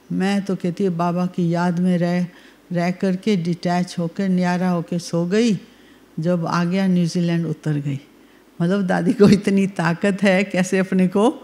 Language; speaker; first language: Hindi; native; Hindi